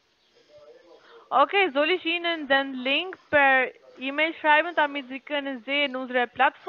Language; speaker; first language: German; non-native, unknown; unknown